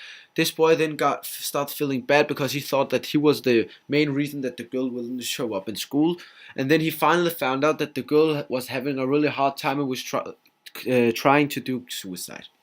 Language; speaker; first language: English; non-native, fluent; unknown